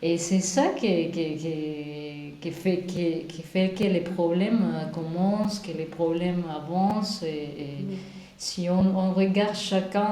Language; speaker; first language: French; non-native, learner; Spanish